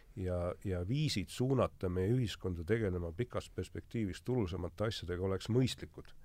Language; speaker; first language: Estonian; native; Estonian